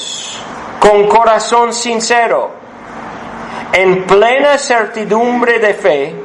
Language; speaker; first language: Spanish; non-native, fluent; English